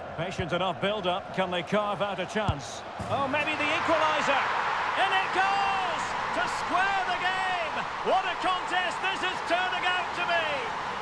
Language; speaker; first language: English; native; English